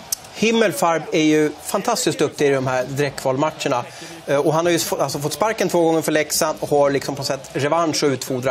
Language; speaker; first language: Swedish; native; Swedish